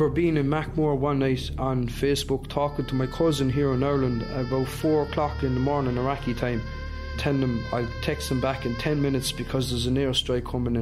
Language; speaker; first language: English; native; English